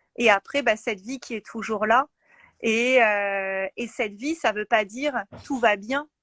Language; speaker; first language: French; native; French